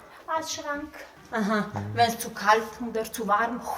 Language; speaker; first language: German; non-native, local second language; Ladin